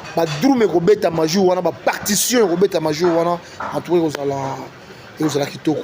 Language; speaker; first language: Lingala; native; Lingala